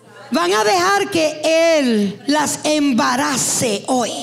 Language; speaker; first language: Spanish; native; Spanish